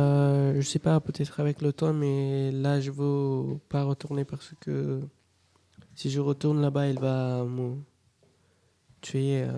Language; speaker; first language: French; non-native, learner; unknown